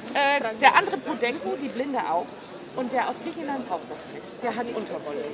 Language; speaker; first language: German; native; German